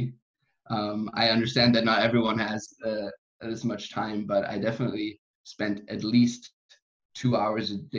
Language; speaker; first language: English; non-native, fluent; German